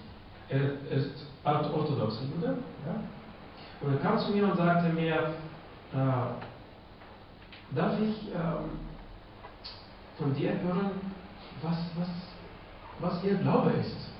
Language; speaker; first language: German; non-native, fluent; Russian